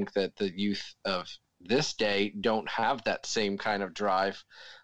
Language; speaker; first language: English; native; English